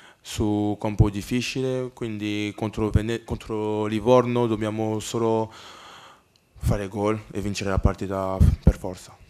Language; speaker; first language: Italian; non-native, learner; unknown